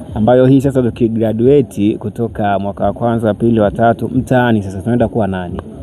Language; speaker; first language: Swahili; native; Swahili